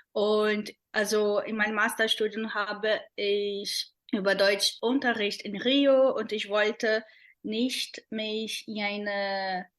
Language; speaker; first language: German; non-native, fluent; Portuguese